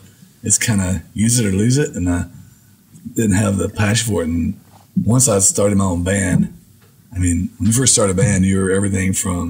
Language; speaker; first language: English; native; English